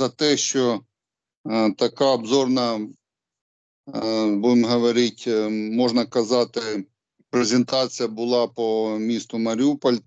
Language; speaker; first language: Ukrainian; non-native, local second language; Russian